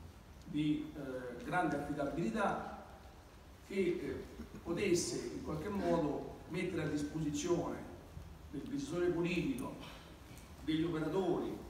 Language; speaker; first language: Italian; native; Italian